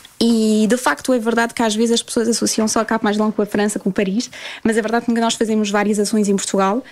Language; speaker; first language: Portuguese; early bilingual, heritage; Portuguese